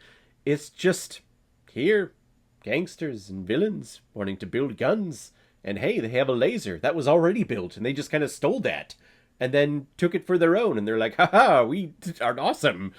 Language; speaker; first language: English; native; English